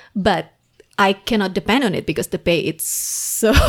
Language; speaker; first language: English; non-native, fluent; Indonesian